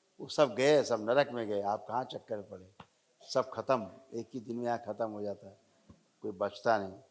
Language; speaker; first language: Hindi; native; Hindi